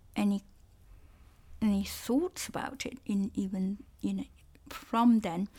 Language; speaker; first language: English; non-native, local second language; Cantonese